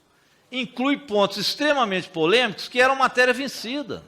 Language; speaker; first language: Portuguese; native; Portuguese